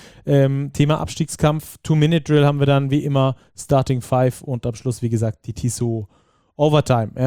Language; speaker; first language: German; native; German